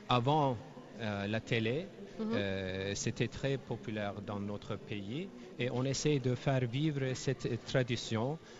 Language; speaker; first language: French; non-native, fluent; Turkish